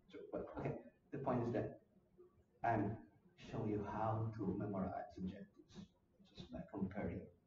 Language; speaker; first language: English; non-native, fluent; Italian